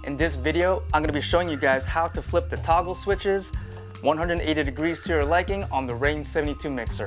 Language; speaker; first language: English; native; English